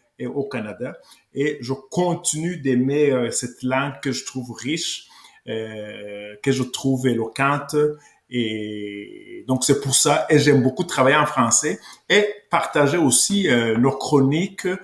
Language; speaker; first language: French; non-native, local second language; Kinyarwanda